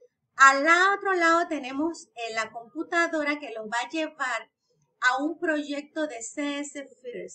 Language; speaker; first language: Spanish; native; Spanish